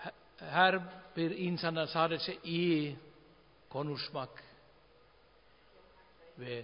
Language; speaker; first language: Turkish; non-native, fluent; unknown